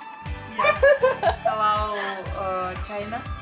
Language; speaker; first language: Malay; non-native, learner; Russian